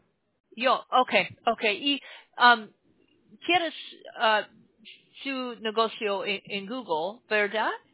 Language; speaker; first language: Spanish; non-native, learner; English